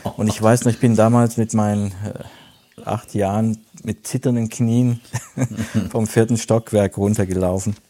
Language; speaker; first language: German; early bilingual, other home language; Italian